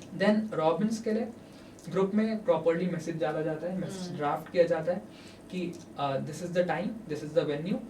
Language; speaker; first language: Hindi; native; Hindi